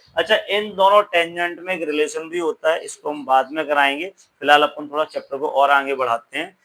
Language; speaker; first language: Hindi; native; Hindi